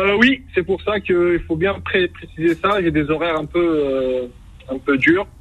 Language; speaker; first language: French; non-native, local second language; Kabyle